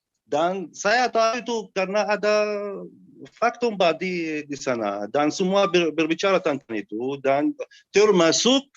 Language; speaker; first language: Indonesian; non-native, learner; Arabic